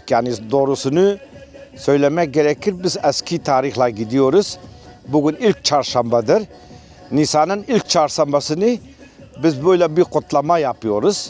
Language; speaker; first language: Turkish; non-native, local second language; Kurdish